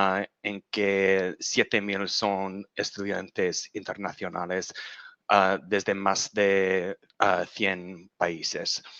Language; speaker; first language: Spanish; non-native, learner; English